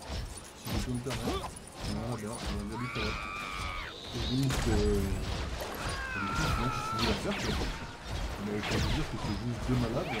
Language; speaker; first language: French; native; French